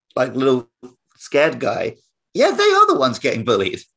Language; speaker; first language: English; native; English